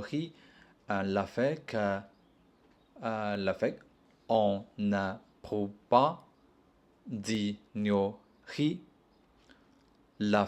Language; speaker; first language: French; non-native, learner; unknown